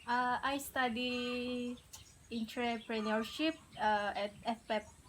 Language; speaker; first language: English; non-native, learner; Malay